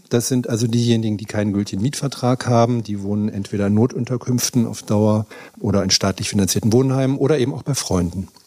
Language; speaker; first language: German; native; German